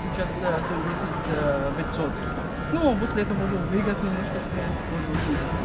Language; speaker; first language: Russian; non-native, learner; Arabic